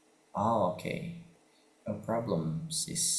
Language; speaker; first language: English; non-native, fluent; Indonesian